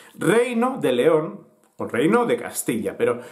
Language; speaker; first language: Spanish; native; Spanish